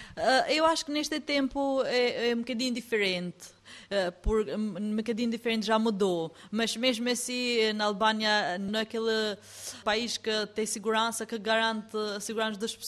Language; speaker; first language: Portuguese; non-native, fluent; Albanian